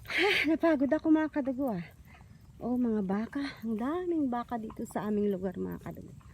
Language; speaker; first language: Filipino; native; Filipino